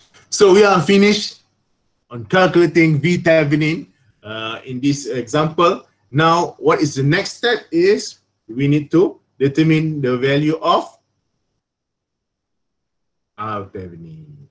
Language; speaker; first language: English; non-native, local second language; Malay